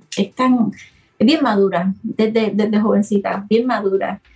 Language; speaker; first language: Spanish; native; Spanish